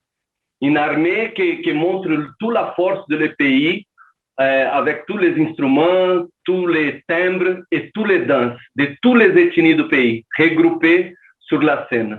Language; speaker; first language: French; non-native, learner; Portuguese